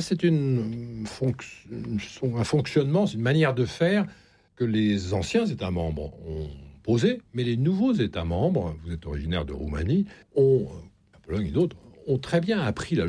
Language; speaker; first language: French; native; French